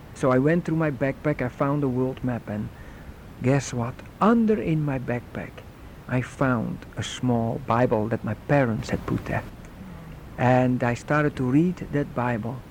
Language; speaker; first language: English; non-native, fluent; Dutch